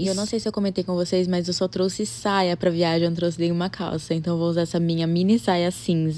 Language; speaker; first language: Portuguese; native; Portuguese